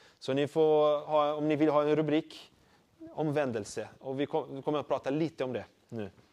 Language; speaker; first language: Swedish; non-native, fluent; Portuguese